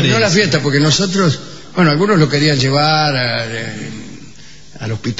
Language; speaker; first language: Spanish; native; Spanish